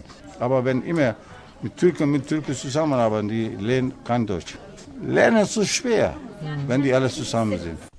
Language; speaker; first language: German; non-native, learner; Turkish